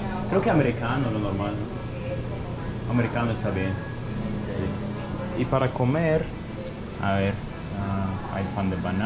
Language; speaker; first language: Spanish; non-native, fluent; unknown